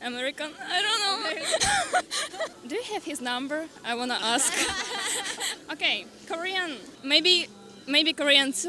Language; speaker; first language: English; non-native, fluent; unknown